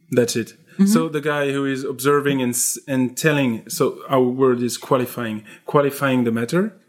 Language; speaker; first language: English; non-native, fluent; French